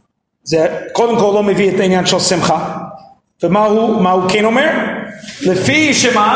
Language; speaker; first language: Hebrew; non-native, fluent; English